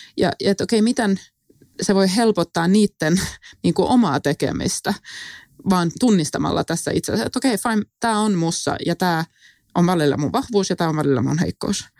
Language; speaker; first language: Finnish; non-native, local second language; Swedish